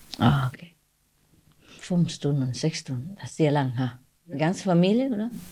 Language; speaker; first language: German; non-native, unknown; Vietnamese